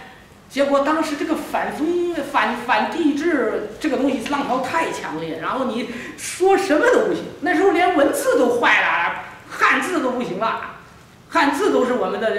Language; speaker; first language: Chinese; native; Chinese